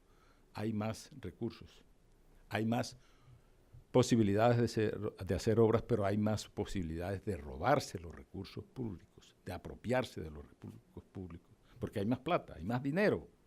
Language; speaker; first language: Spanish; native; Spanish